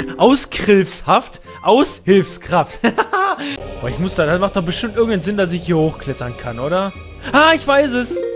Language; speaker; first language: German; native; German